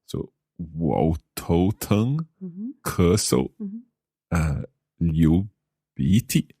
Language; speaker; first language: Chinese; non-native, learner; English